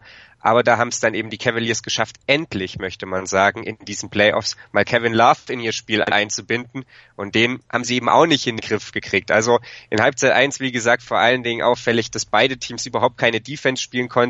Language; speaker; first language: German; native; German